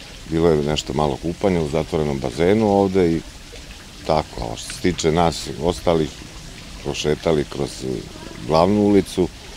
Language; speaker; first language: Croatian; non-native, local second language; Slovak